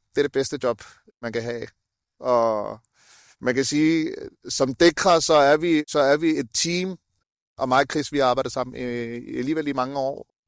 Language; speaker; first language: Danish; early bilingual, other home language; Urdu